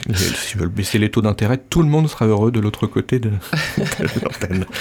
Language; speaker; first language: French; native; French